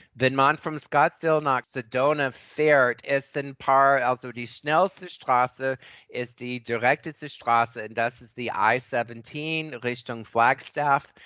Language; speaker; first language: German; non-native, fluent; English